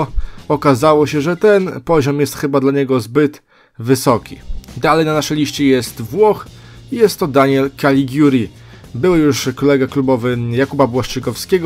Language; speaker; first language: Polish; native; Polish